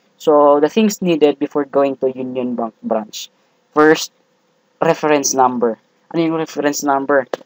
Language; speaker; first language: Filipino; non-native, local second language; Cebuano